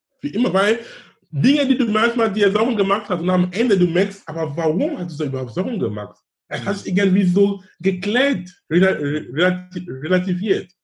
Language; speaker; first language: German; non-native, fluent; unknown